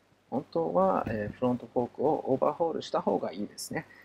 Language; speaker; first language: Japanese; non-native, fluent; English